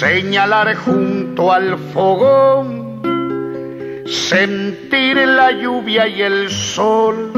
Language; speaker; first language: Spanish; native; Spanish